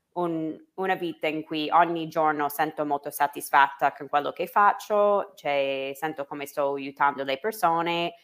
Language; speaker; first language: Italian; non-native, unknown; English